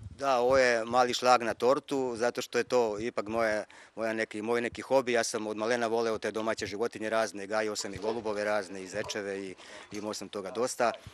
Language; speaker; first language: Croatian; non-native, local second language; Slovak